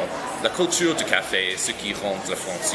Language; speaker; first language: French; non-native, learner; English